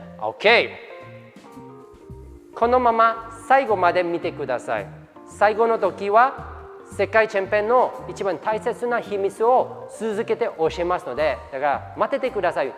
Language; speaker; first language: Japanese; non-native, fluent; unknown